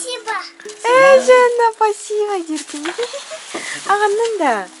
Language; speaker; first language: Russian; non-native, local second language; Yakut